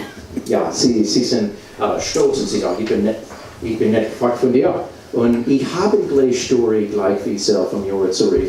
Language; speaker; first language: German; non-native, learner; English